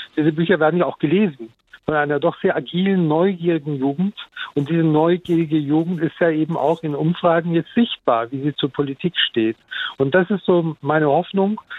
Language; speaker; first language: German; early bilingual, other home language; Turkish